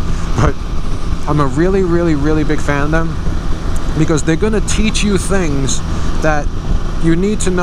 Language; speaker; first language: English; native; English